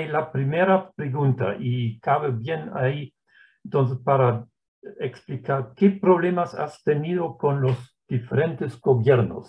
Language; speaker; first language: Spanish; non-native, fluent; German